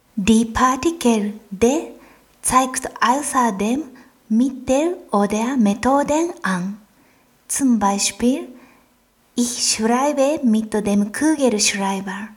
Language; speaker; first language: German; non-native, fluent; Japanese